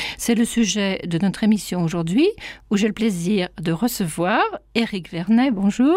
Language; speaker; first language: French; native; French